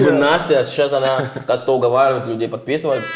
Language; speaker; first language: Russian; non-native, fluent; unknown